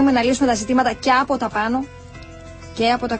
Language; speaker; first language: Greek; native; Greek